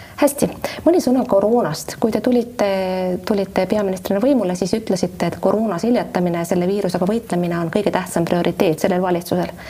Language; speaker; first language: Estonian; native; Estonian